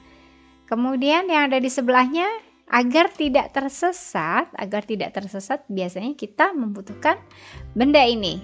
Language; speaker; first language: Indonesian; native; Indonesian